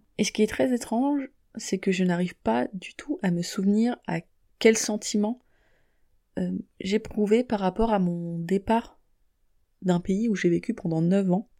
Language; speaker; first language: French; native; French